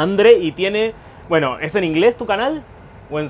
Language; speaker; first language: Spanish; native; Spanish